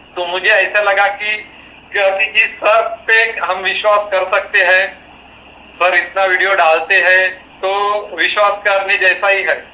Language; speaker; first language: Hindi; non-native, local second language; Marathi